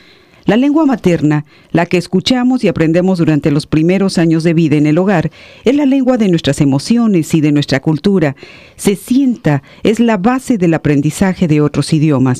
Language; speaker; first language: Spanish; native; Spanish